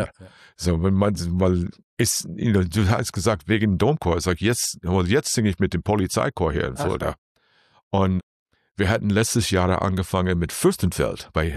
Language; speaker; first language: German; non-native, learner; English